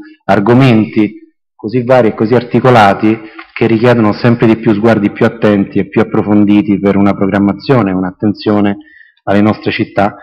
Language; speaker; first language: Italian; native; Italian